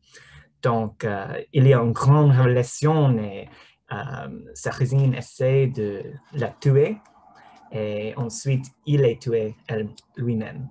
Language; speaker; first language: French; non-native, learner; English